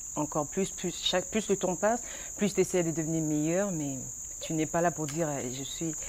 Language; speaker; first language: French; non-native, local second language; Lingala